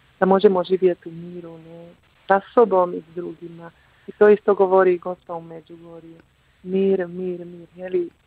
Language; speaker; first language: Croatian; early bilingual, heritage; Croatian